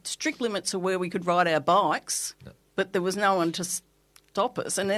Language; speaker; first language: English; native; English